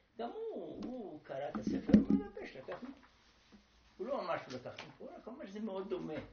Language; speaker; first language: Hebrew; non-native, fluent; Romanian